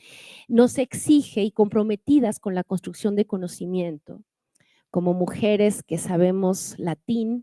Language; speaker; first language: Spanish; native; Spanish